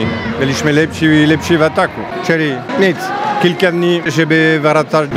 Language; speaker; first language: Polish; non-native, fluent; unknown